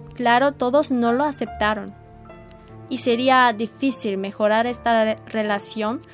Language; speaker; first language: Spanish; non-native, fluent; Korean